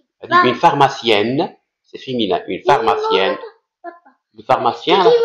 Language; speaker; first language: French; non-native, local second language; Arabic